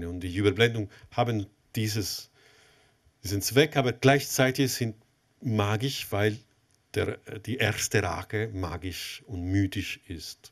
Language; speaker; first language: German; non-native, fluent; Italian